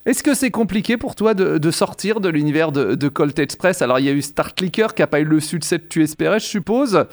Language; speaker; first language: French; native; French